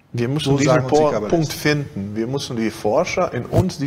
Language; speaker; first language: German; non-native, fluent; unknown